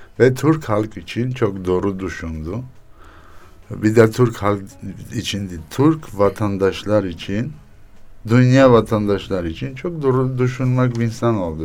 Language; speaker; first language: Turkish; non-native, learner; Armenian